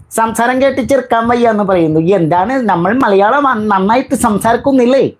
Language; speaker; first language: Malayalam; non-native, learner; Bangla